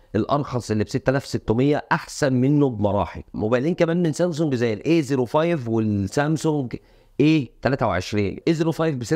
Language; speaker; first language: Arabic; native; Arabic